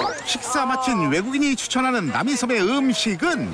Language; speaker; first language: Korean; native; Korean